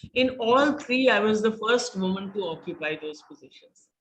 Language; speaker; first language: English; non-native, local second language; Hindi